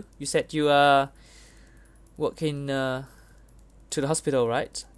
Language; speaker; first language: English; non-native, learner; Vietnamese